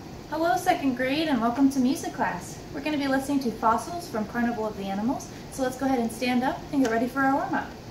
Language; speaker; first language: English; native; English